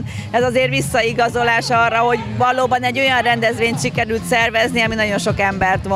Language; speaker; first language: Hungarian; native; Hungarian